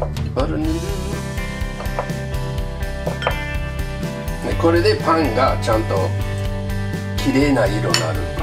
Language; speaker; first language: Japanese; non-native, learner; English